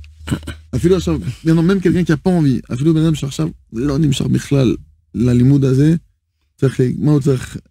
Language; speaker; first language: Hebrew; non-native, fluent; French